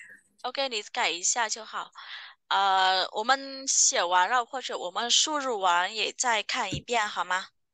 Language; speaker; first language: Chinese; non-native, fluent; Vietnamese